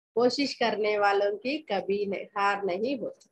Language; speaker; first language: Hindi; non-native, local second language; Telugu